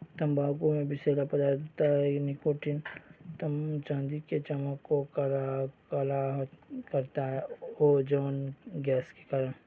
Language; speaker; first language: Hindi; native; Hindi